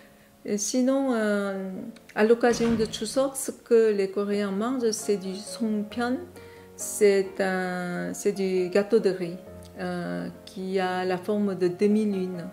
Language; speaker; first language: French; non-native, fluent; Korean